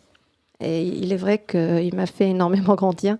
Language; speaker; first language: French; non-native, local second language; Arabic